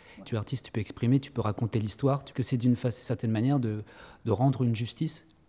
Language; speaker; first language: French; native; French